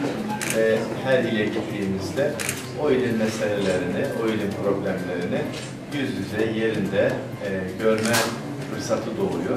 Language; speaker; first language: Turkish; native; Turkish